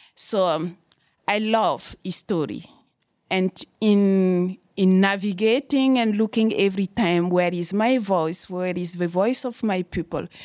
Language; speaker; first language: English; non-native, fluent; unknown